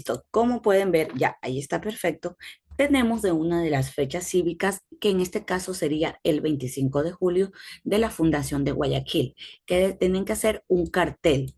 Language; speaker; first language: Spanish; native; Spanish